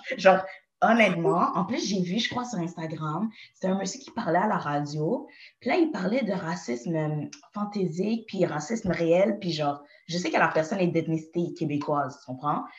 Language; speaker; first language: French; native; French